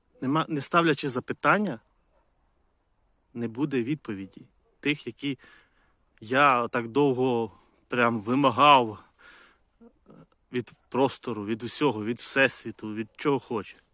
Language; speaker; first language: Ukrainian; native; Ukrainian